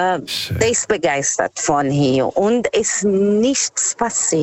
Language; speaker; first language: German; non-native, fluent; Portuguese